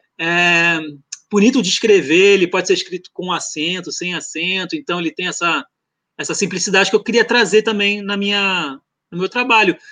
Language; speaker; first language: Portuguese; early bilingual, other home language; French